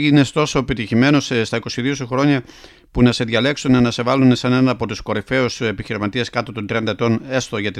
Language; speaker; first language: Greek; native; Greek